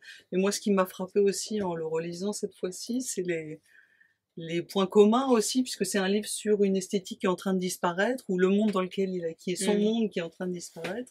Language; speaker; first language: French; native; French